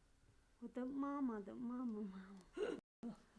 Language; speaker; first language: Chinese; non-native, local second language; Tibetan